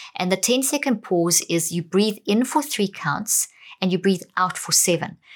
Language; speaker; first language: English; native; English